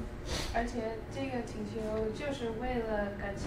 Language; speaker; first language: Chinese; non-native, learner; English